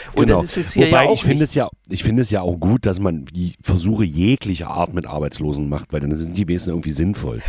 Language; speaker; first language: German; native; German